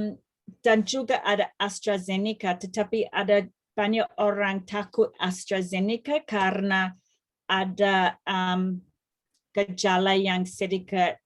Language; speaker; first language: Indonesian; non-native, fluent; English